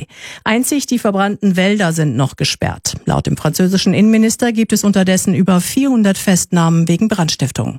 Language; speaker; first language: German; native; German